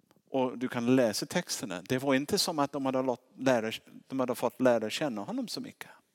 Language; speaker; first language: Swedish; non-native, fluent; English